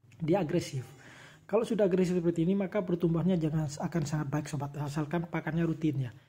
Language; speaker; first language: Indonesian; non-native, local second language; Javanese